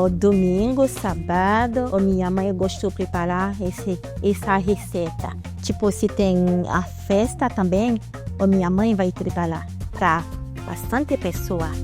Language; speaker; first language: Portuguese; non-native, learner; Haitian Creole